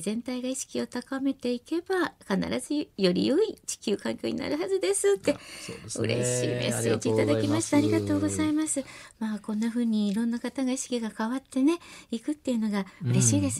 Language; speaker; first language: Japanese; native; Japanese